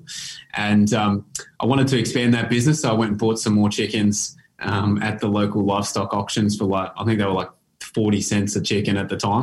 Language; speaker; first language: English; native; English